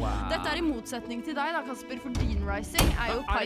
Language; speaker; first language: Norwegian; native; Norwegian